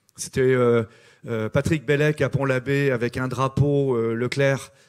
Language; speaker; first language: French; native; French